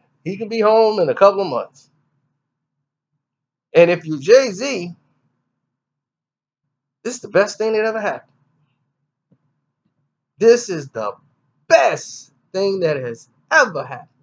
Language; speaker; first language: English; native; English